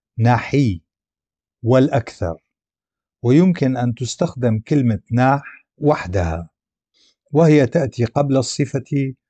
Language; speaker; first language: Arabic; non-native, local second language; Adyghe